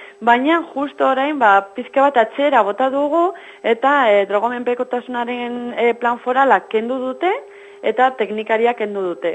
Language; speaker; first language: Basque; non-native, local second language; Spanish